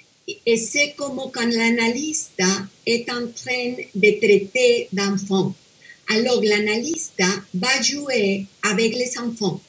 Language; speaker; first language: French; non-native, fluent; Spanish